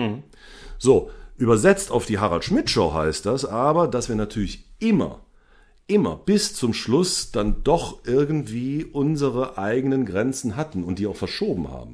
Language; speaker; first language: German; native; German